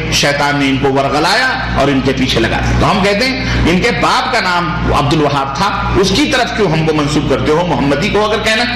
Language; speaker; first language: Urdu; native; Urdu